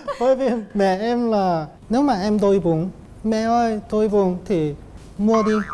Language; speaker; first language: Vietnamese; non-native, learner; Korean